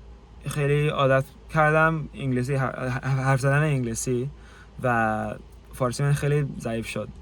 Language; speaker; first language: Persian; early bilingual, heritage; English